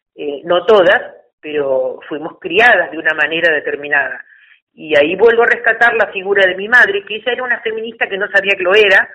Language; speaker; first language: Spanish; native; Spanish